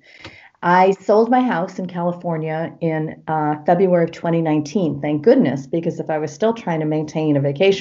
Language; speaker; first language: English; native; English